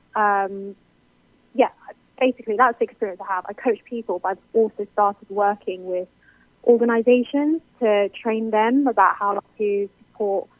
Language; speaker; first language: English; native; English